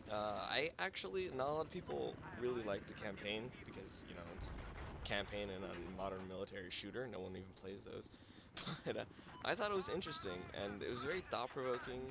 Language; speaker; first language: English; native; English